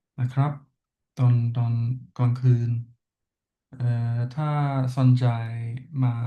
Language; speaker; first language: Thai; non-native, learner; English